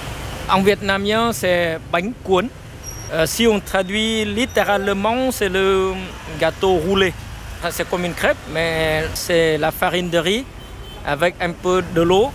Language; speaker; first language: French; non-native, fluent; Vietnamese